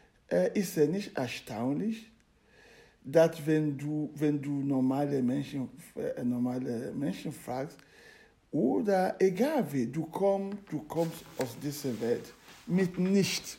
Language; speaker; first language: German; non-native, learner; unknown